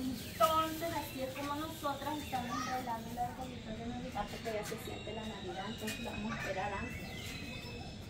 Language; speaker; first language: Spanish; native; Spanish